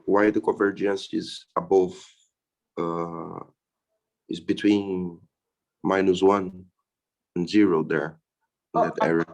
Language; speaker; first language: English; non-native, fluent; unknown